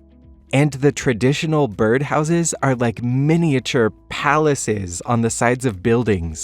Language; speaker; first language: English; native; English